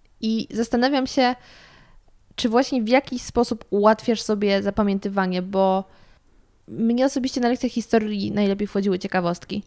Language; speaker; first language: Polish; native; Polish